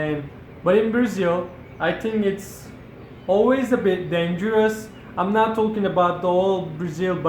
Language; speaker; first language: English; non-native, fluent; Turkish